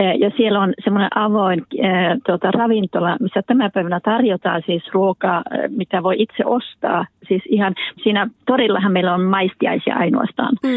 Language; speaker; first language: Finnish; early bilingual, heritage; Finnish